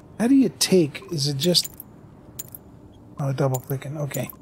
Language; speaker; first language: English; native; English